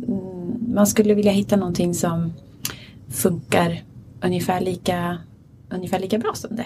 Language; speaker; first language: Swedish; native; Swedish